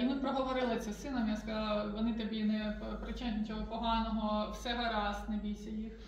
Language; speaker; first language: Ukrainian; native; Ukrainian